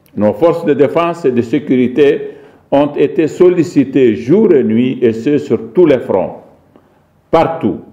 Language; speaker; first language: French; non-native, local second language; Arabic